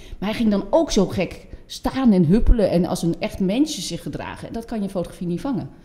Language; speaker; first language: Dutch; non-native, fluent; French